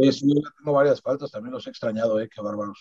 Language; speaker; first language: Spanish; native; Spanish